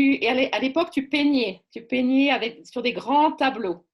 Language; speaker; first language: French; native; French